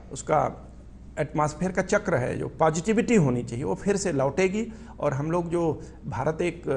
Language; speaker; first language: Hindi; native; Hindi